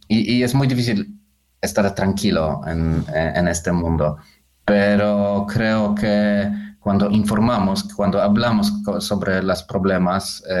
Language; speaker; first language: Spanish; non-native, learner; Polish